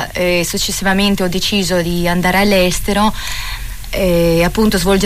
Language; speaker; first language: Italian; non-native, fluent; Russian